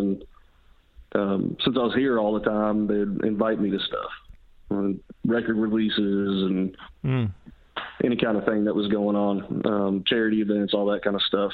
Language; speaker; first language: English; native; English